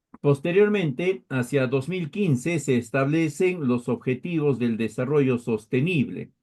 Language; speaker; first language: Spanish; native; Spanish